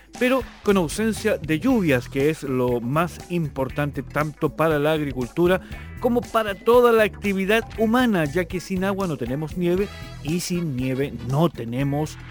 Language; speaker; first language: Spanish; native; Spanish